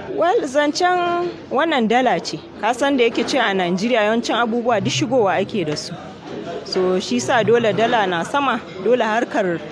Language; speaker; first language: Hausa; native; Hausa